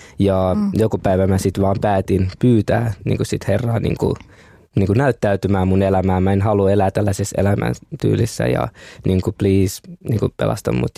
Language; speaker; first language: Finnish; early bilingual, other home language; Kinyarwanda